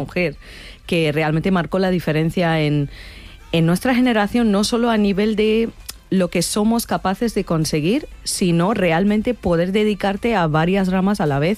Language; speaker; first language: Spanish; non-native, fluent; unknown